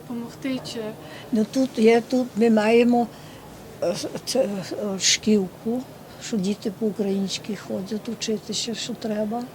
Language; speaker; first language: Ukrainian; early bilingual, heritage; Ukrainian